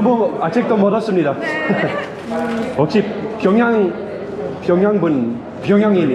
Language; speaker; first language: Korean; non-native, learner; Dutch